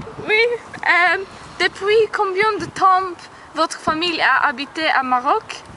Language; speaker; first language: French; non-native, learner; Swedish